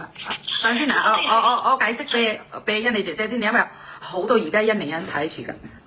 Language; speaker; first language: Cantonese; non-native, fluent; Indonesian